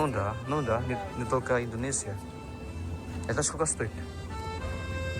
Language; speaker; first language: Russian; non-native, learner; Indonesian